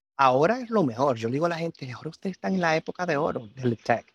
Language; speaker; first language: Spanish; native; Spanish